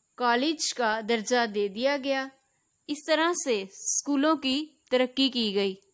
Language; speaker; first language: Urdu; native; Urdu